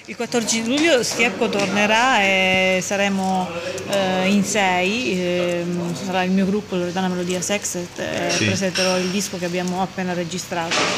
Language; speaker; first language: Italian; native; Italian